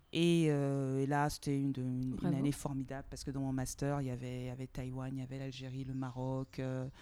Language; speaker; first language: French; native; French